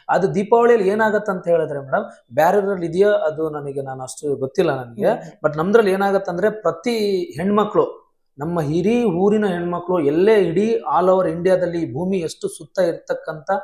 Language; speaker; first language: Kannada; non-native, local second language; Lambadi